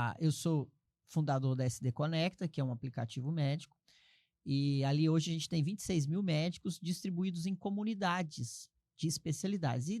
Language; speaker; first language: Portuguese; native; Portuguese